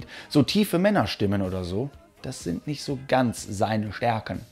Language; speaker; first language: German; native; German